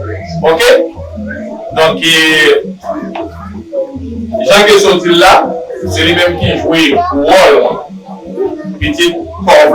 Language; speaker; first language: French; non-native, learner; Haitian Creole